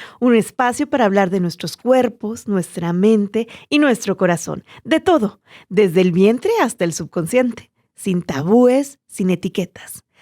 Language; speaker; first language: Spanish; native; Spanish